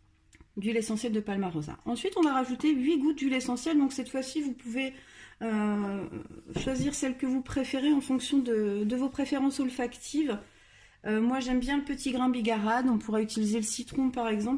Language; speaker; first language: French; native; French